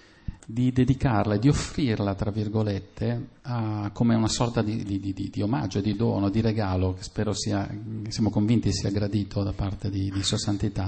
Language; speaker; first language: Italian; native; Italian